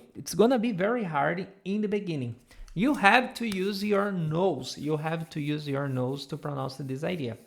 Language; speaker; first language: English; non-native, fluent; Portuguese